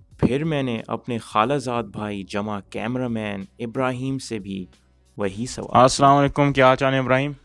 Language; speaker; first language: Urdu; early bilingual, heritage; Urdu